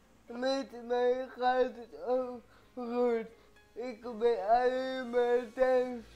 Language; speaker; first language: Dutch; early bilingual, other home language; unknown